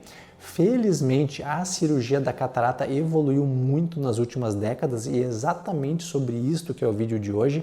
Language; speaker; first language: Portuguese; native; Portuguese